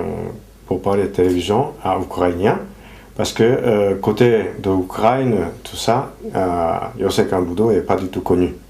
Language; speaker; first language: French; non-native, fluent; Japanese